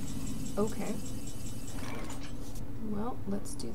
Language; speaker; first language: English; native; English